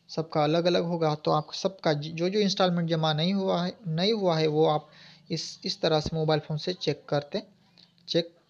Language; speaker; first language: Hindi; non-native, local second language; Marathi